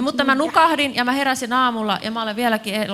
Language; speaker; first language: Finnish; native; Finnish